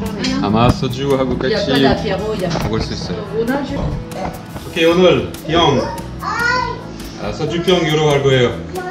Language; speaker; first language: Korean; non-native, learner; French